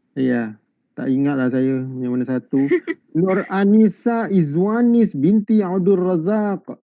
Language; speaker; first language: Malay; native; Malay